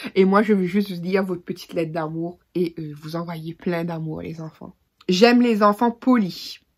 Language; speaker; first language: French; native; French